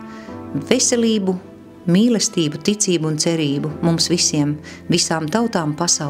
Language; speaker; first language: Latvian; native; Latvian